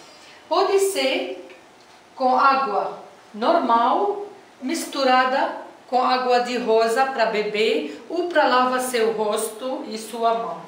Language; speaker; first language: Portuguese; non-native, fluent; Arabic